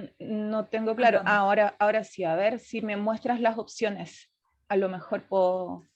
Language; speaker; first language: Spanish; native; Spanish